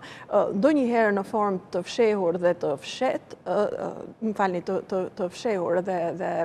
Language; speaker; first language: Albanian; native; Albanian